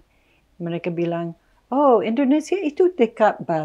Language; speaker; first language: Indonesian; non-native, fluent; English